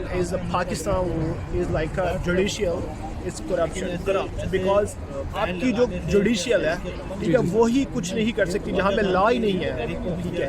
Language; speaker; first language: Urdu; non-native, local second language; Punjabi